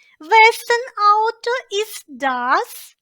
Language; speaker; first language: German; non-native, fluent; Ukrainian